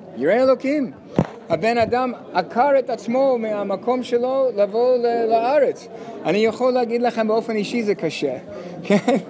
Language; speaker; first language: Hebrew; non-native, fluent; English